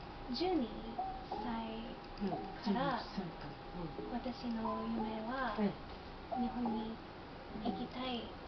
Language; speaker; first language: Japanese; non-native, learner; English